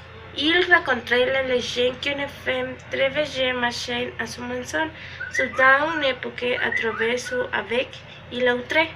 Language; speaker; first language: French; non-native, learner; Spanish